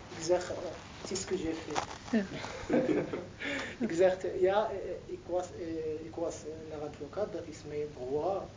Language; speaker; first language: Dutch; non-native, learner; Arabic